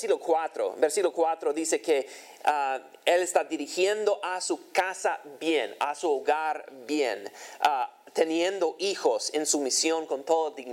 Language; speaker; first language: Spanish; non-native, fluent; English